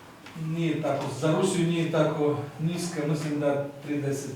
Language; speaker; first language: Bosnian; non-native, fluent; Russian